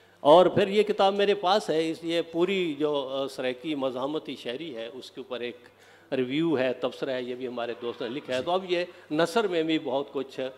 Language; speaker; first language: Urdu; non-native, local second language; Saraiki